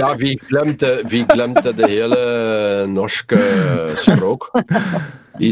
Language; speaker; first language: Norwegian; non-native, learner; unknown